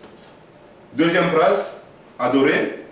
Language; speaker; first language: French; non-native, fluent; Korean